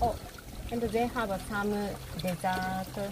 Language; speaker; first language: English; non-native, learner; Japanese